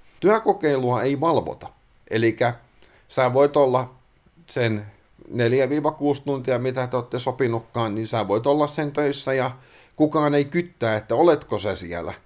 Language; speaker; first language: Finnish; native; Finnish